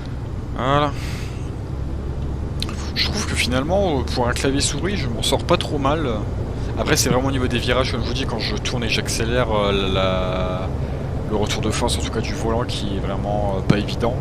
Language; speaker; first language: French; native; French